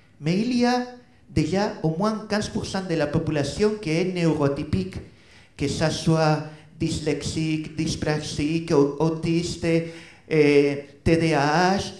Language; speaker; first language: French; non-native, fluent; Spanish